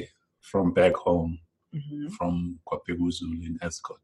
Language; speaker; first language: English; non-native, local second language; Zulu